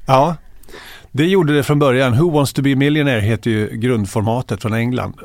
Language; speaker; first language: Swedish; native; Swedish